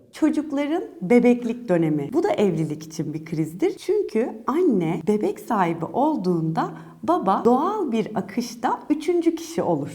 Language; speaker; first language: Turkish; native; Turkish